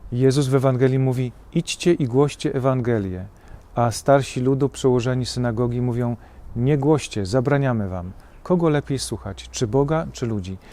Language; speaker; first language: Polish; native; Polish